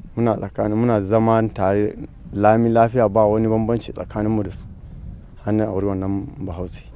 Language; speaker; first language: Hausa; non-native, local second language; Fula